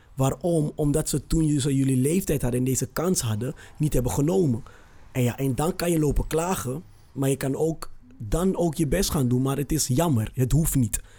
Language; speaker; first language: Dutch; early bilingual, other home language; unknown